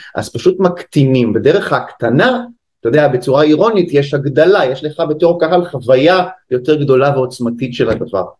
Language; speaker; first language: Hebrew; native; Hebrew